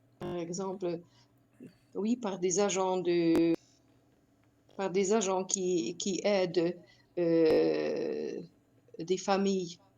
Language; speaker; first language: French; non-native, fluent; Hungarian